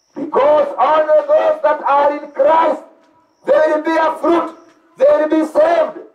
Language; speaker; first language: English; non-native, local second language; Swahili